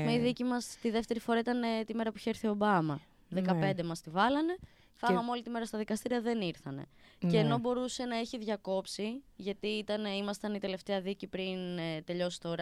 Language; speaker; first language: Greek; native; Greek